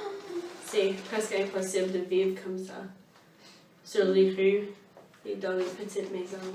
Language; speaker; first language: French; non-native, learner; English